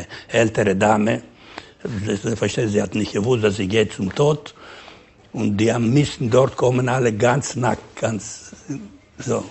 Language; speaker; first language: German; non-native, fluent; Ladino